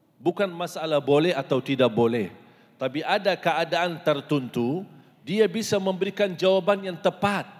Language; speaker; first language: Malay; non-native, fluent; Arabic